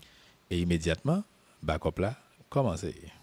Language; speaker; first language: French; non-native, local second language; Haitian Creole